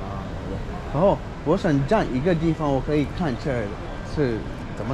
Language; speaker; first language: Chinese; non-native, learner; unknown